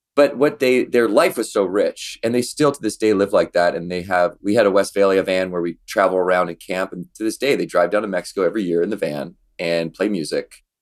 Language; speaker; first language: English; native; English